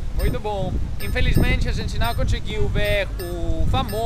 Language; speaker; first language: Portuguese; non-native, learner; Greek